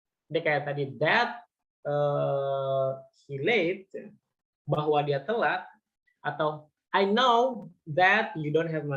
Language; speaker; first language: English; non-native, fluent; Indonesian